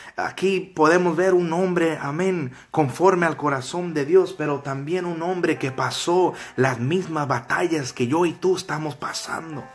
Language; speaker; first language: Spanish; early bilingual, heritage; Spanish